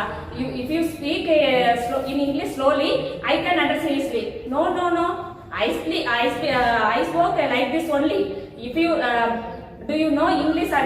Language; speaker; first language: English; non-native, learner; Tamil